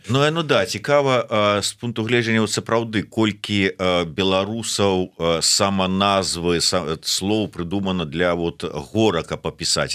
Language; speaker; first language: Belarusian; native; Belarusian